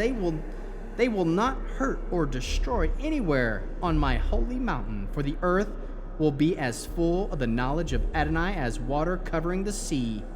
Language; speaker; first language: English; native; English